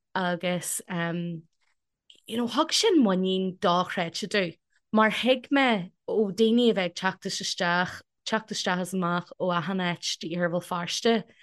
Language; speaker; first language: Irish; non-native, local second language; English